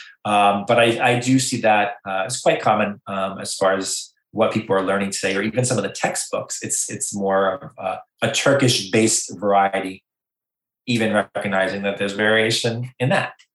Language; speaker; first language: English; native; English